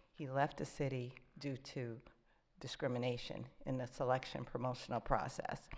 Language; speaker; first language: English; native; English